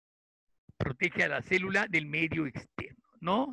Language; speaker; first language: Spanish; native; Spanish